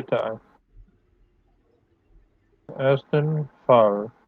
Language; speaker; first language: German; non-native, learner; English